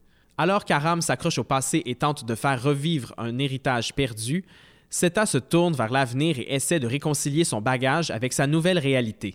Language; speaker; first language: French; native; French